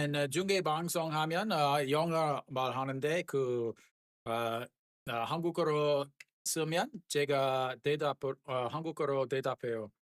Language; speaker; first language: Korean; non-native, learner; English